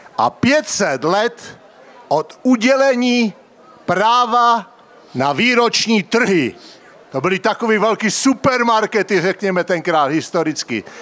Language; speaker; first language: Czech; native; Czech